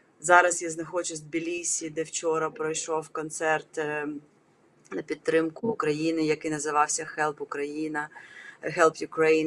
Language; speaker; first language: Ukrainian; non-native, local second language; Russian